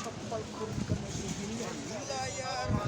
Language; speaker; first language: Hindi; non-native, local second language; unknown